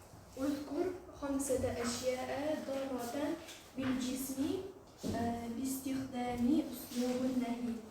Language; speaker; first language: Arabic; non-native, learner; Uzbek